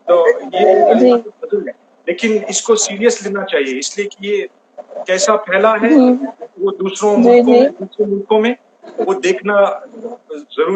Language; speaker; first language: Hindi; non-native, fluent; English